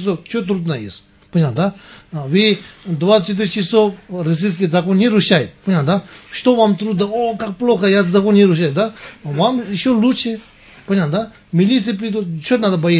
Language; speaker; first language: Russian; non-native, learner; Tibetan